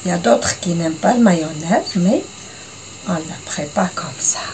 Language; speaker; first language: French; non-native, local second language; Arabic